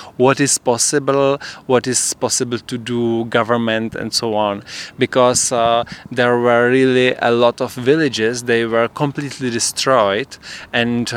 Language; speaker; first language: English; non-native, fluent; Czech